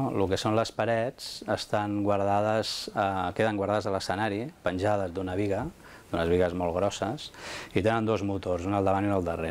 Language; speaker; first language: Catalan; native; Catalan